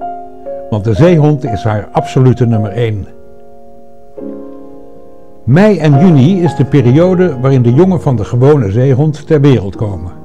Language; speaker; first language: Dutch; native; Dutch